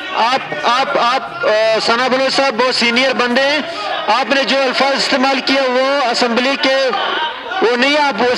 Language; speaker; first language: Urdu; non-native, local second language; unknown